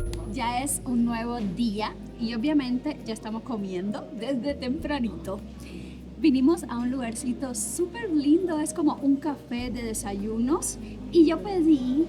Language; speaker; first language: Spanish; native; Spanish